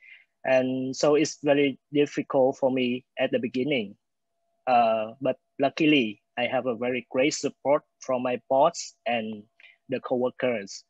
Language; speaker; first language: English; non-native, fluent; Vietnamese